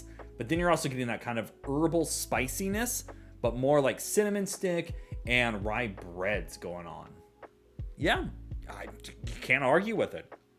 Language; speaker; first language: English; native; English